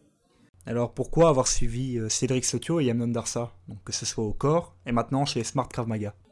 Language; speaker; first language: French; native; French